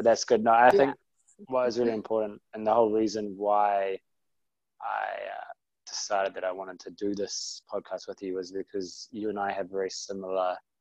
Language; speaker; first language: English; native; English